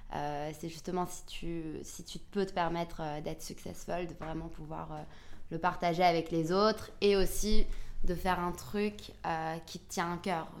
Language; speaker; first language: French; native; French